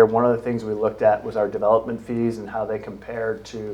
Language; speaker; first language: English; native; English